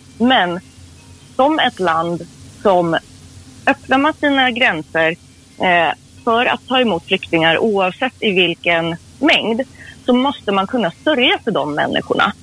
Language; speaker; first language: Swedish; early bilingual, other home language; Persian